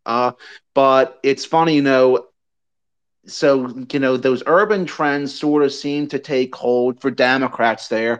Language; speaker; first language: English; native; English